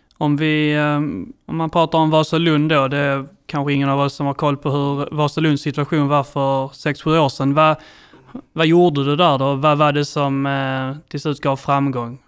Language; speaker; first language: Swedish; native; Swedish